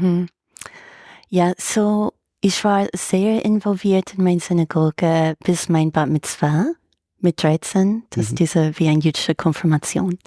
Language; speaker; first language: German; non-native, fluent; English